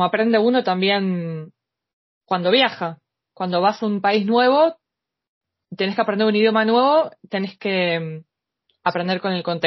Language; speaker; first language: Spanish; native; Spanish